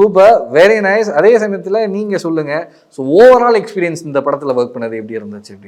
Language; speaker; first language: Tamil; native; Tamil